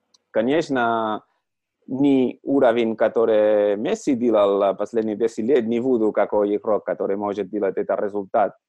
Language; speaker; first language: Russian; non-native, learner; Catalan